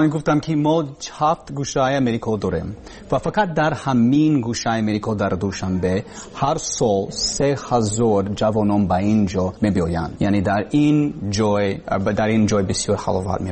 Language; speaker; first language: Persian; non-native, learner; English